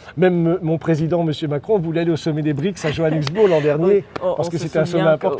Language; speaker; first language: French; native; French